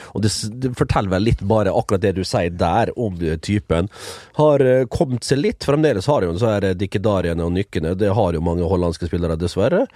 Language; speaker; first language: Norwegian; early bilingual, other home language; Dutch